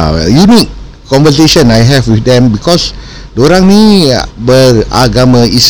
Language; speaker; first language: English; non-native, local second language; Malay